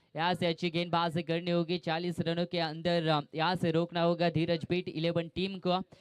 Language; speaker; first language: Hindi; non-native, local second language; Marathi